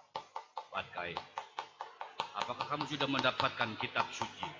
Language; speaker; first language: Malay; non-native, local second language; Sundanese